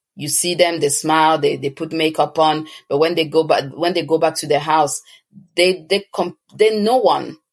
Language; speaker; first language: English; early bilingual, other home language; French